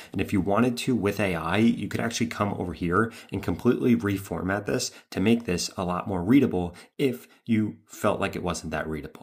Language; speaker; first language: English; native; English